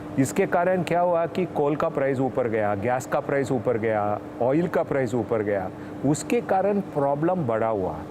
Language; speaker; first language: Hindi; non-native, local second language; Tamil